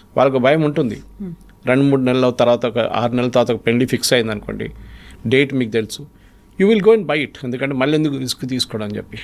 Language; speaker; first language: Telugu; non-native, fluent; Malayalam